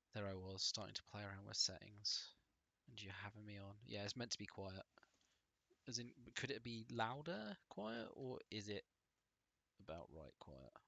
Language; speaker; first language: English; native; English